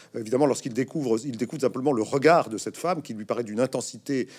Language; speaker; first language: French; native; French